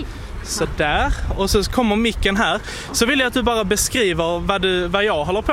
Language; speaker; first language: Swedish; native; Swedish